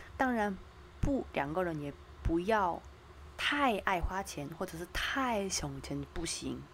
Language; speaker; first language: Chinese; non-native, fluent; Korean